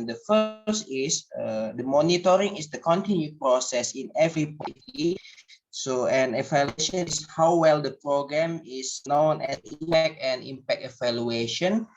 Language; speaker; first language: English; non-native, learner; Indonesian